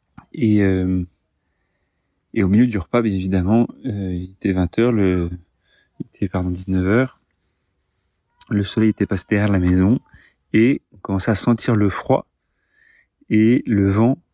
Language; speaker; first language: French; native; French